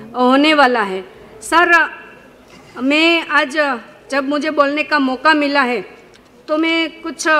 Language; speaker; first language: Hindi; non-native, local second language; Gujarati